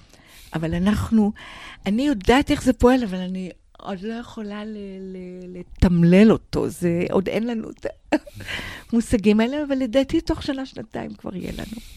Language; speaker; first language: Hebrew; non-native, fluent; English